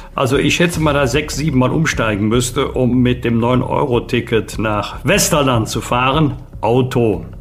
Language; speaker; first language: German; native; German